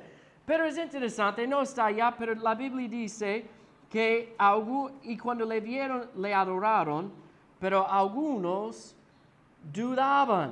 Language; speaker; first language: Spanish; non-native, fluent; English